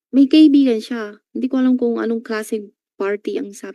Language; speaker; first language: Filipino; non-native, learner; Chinese